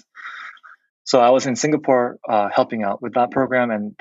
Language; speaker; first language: English; non-native, fluent; Korean